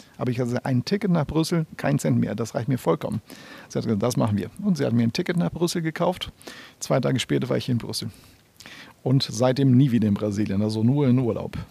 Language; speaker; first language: German; non-native, fluent; Portuguese